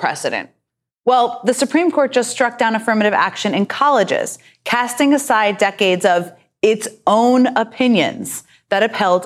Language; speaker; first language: English; native; English